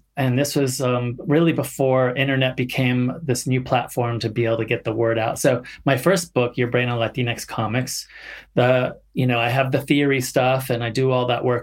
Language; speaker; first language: English; native; English